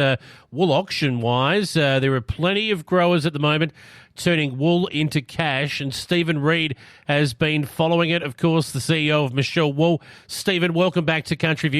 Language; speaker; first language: English; native; English